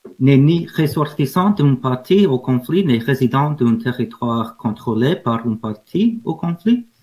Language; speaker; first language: French; non-native, learner; English